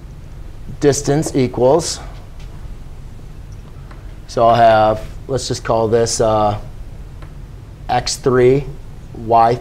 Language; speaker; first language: English; native; English